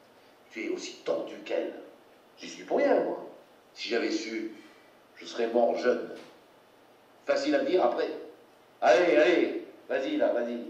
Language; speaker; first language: French; native; French